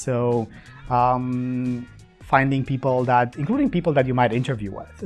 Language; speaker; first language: English; non-native, fluent; Romanian